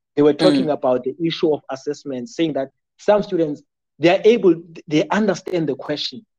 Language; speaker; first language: English; non-native, local second language; Xhosa